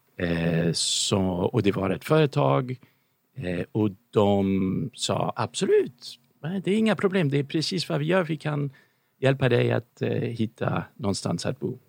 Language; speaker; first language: Swedish; non-native, fluent; English